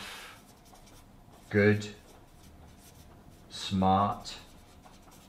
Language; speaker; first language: English; native; English